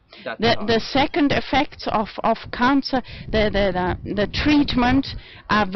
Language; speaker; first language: English; non-native, fluent; German